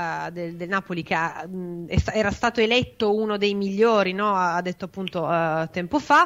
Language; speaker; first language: Italian; native; Italian